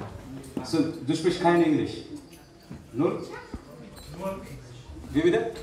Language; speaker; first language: German; non-native, learner; Hindi